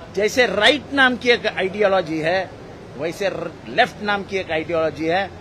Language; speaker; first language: Hindi; non-native, local second language; Marathi